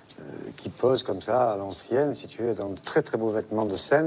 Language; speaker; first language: French; native; French